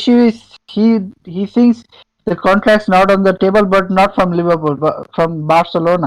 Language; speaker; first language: English; non-native, local second language; Nepali